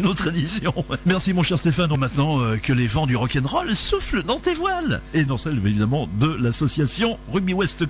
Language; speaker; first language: French; native; French